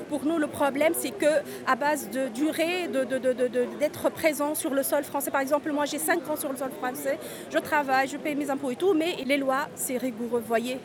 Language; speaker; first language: French; non-native, local second language; Arabic